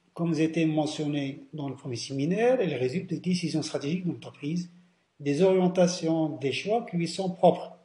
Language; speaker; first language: French; non-native, local second language; Arabic